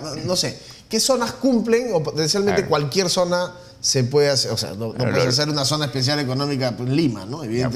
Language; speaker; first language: Spanish; native; Spanish